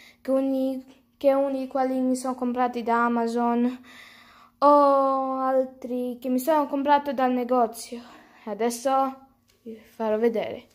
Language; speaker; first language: Italian; early bilingual, other home language; Romanian